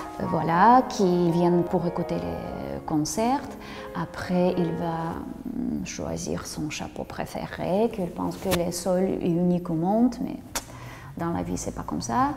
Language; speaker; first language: French; non-native, learner; Russian